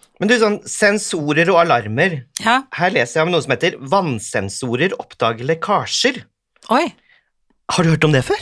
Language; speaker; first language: Norwegian; native; Norwegian